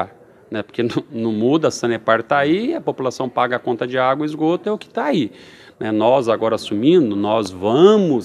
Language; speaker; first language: Portuguese; native; Portuguese